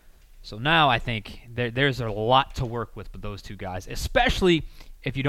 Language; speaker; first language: English; native; English